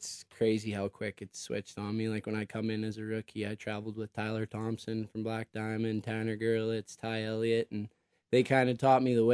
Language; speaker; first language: English; native; English